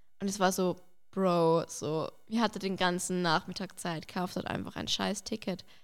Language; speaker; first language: German; early bilingual, other home language; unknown